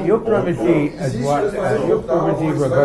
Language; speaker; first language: Portuguese; non-native, fluent; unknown